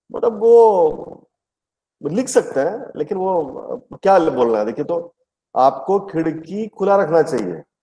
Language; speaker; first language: Hindi; native; Hindi